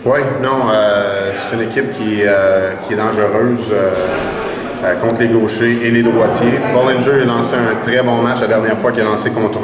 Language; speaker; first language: French; native; French